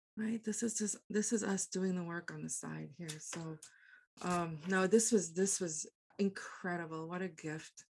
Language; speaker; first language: English; non-native, local second language; Afrikaans